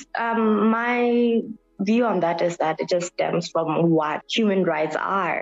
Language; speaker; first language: English; non-native, local second language; Southern Sotho